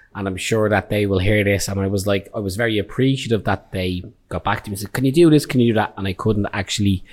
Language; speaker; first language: English; native; English